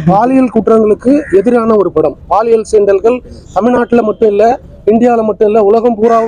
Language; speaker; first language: Tamil; native; Tamil